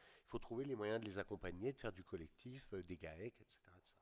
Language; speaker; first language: French; native; French